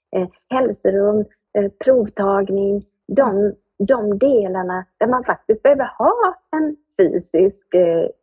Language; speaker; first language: Swedish; native; Swedish